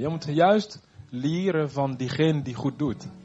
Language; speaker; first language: Dutch; non-native, fluent; Rundi